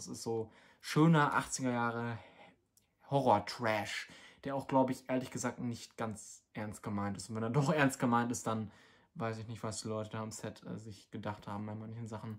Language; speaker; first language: German; native; German